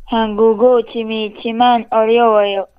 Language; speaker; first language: Korean; non-native, learner; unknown